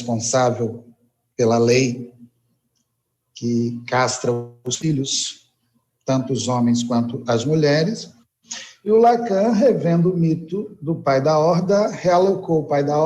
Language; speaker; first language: Portuguese; native; Portuguese